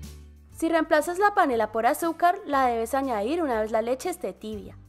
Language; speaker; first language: Spanish; native; Spanish